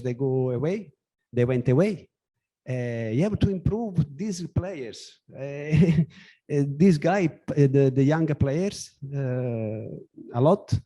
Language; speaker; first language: English; non-native, learner; Italian